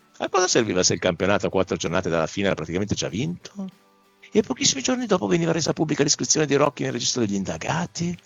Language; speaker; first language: Italian; native; Italian